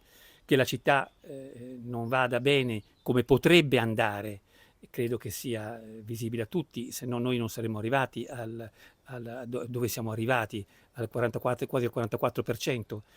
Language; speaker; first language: Italian; native; Italian